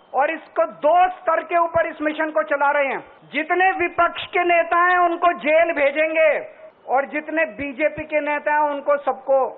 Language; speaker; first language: Hindi; native; Hindi